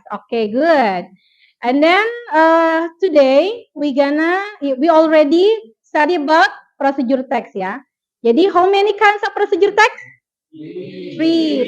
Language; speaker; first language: English; non-native, fluent; Indonesian